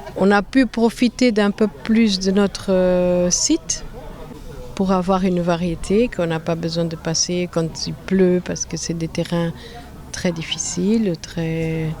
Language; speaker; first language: French; non-native, fluent; Portuguese